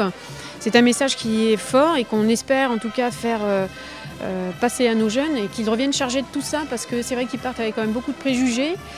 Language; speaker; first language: French; native; French